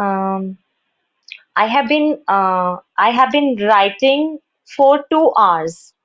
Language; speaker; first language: English; non-native, learner; Hindi